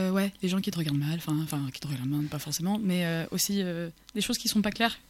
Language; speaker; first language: French; early bilingual, other home language; English